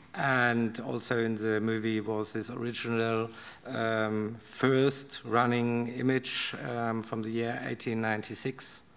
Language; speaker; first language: English; non-native, learner; German